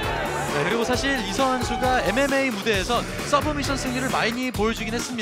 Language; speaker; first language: Korean; native; Korean